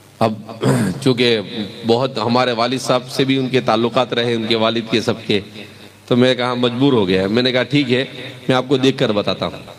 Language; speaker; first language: Urdu; non-native, local second language; Gujarati